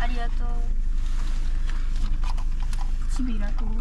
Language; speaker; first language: Japanese; early bilingual, other home language; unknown